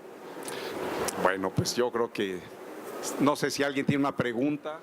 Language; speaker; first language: Spanish; native; Spanish